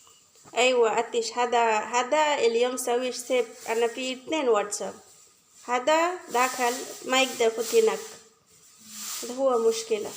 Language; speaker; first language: Arabic; non-native, learner; Bangla